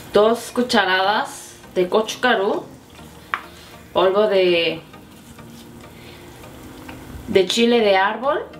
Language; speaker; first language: Spanish; non-native, fluent; Korean